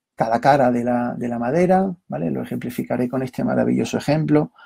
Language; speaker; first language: Spanish; native; Spanish